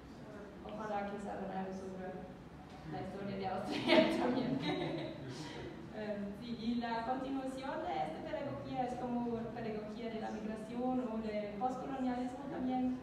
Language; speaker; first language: Spanish; non-native, learner; German